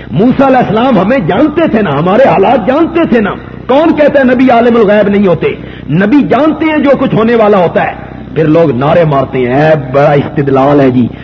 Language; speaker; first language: Urdu; non-native, local second language; Punjabi